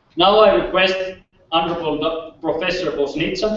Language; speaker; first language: English; non-native, fluent; Finnish